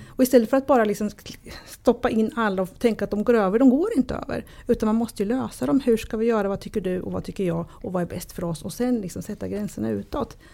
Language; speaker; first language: Swedish; early bilingual, other home language; Italian